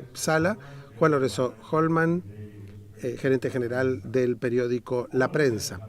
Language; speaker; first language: Spanish; native; Spanish